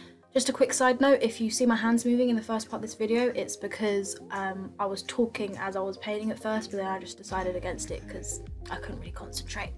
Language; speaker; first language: English; native; English